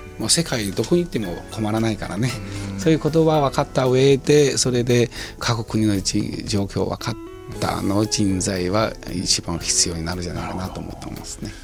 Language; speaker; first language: Japanese; non-native, fluent; Chinese